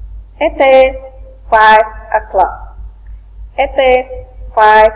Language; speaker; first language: English; non-native, learner; Indonesian